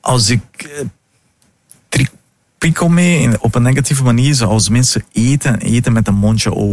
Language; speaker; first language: Dutch; non-native, fluent; Portuguese